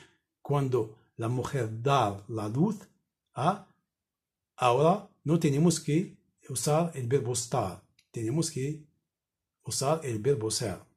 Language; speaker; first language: Spanish; non-native, fluent; Arabic